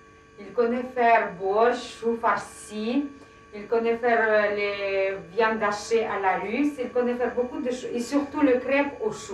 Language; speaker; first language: French; non-native, fluent; Russian